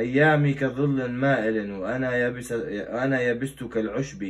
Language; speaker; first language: Arabic; native; Arabic